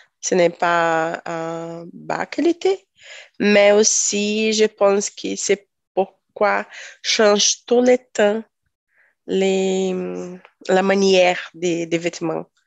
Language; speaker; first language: French; non-native, learner; Portuguese